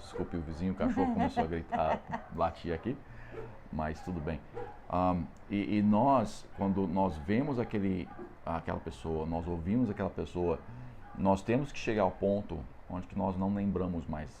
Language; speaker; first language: Portuguese; non-native, fluent; English